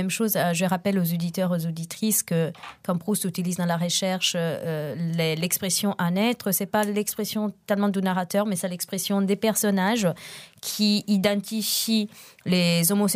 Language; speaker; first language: French; non-native, fluent; Italian